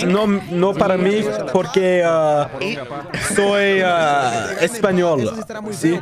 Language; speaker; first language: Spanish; non-native, learner; English